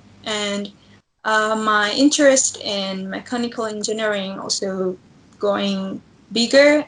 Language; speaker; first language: English; non-native, learner; Indonesian